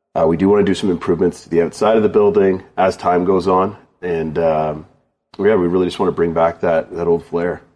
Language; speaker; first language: English; native; English